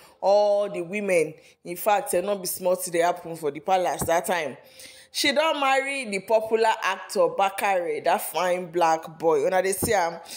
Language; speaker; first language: Nigerian Pidgin; non-native, local second language; Yoruba